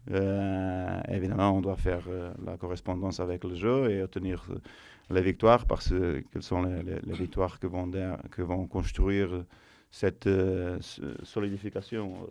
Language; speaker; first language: French; non-native, fluent; Portuguese